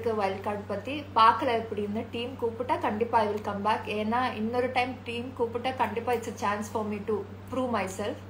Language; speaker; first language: Tamil; non-native, learner; Malayalam